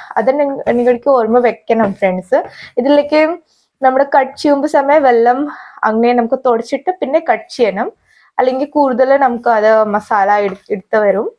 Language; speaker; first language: Malayalam; non-native, learner; Hindi